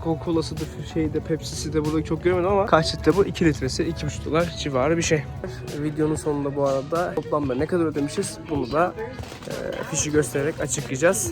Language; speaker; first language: Turkish; native; Turkish